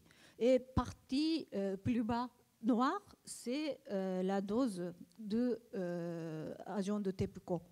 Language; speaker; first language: French; non-native, learner; Japanese